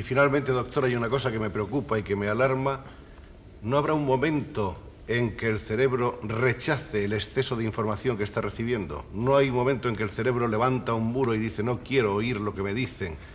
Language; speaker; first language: Spanish; native; Spanish